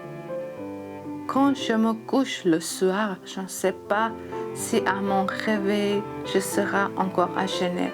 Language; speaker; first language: French; non-native, learner; Georgian